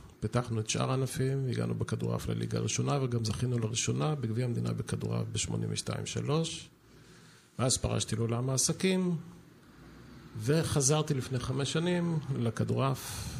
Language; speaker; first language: Hebrew; native; Hebrew